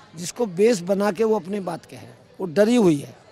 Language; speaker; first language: Hindi; native; Hindi